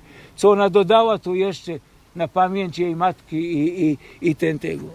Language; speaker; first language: Polish; early bilingual, heritage; Polish